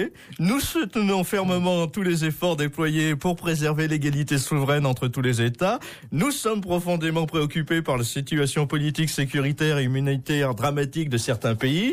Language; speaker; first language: French; native; French